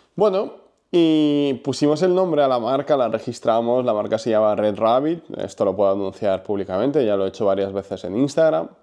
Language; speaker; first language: Spanish; non-native, fluent; Ukrainian